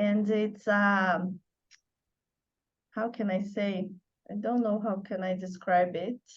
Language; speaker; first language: English; non-native, learner; Portuguese